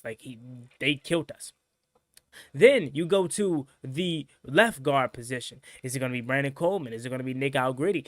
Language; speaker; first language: English; native; English